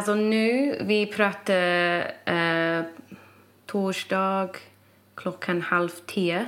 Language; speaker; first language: Swedish; non-native, fluent; English